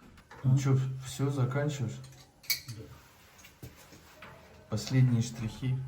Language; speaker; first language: Russian; native; Russian